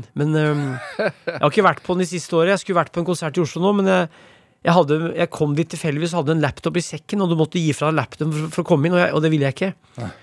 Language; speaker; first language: Norwegian; native; Norwegian